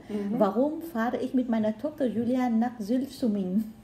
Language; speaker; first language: German; non-native, learner; Vietnamese